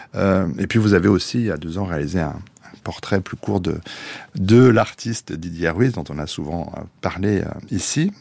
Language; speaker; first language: French; native; French